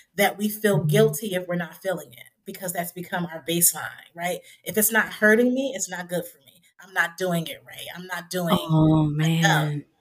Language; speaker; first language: English; native; English